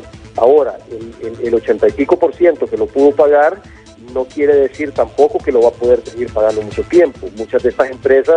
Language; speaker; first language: Spanish; native; Spanish